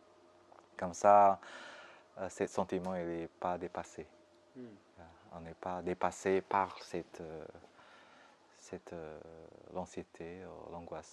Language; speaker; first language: French; non-native, fluent; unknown